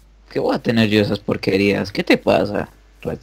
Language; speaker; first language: Spanish; native; Spanish